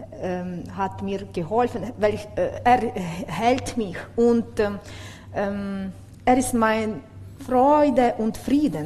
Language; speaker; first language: German; non-native, learner; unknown